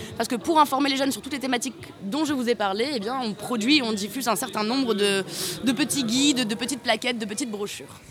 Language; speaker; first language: French; native; French